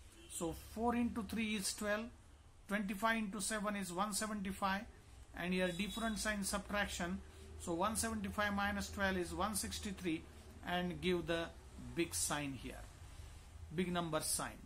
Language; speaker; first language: English; non-native, local second language; Marathi